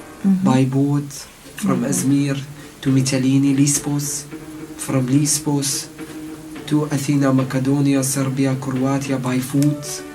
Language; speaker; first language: English; non-native, learner; Arabic